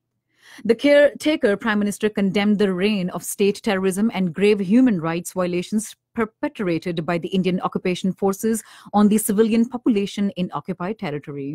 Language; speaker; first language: English; non-native, local second language; Urdu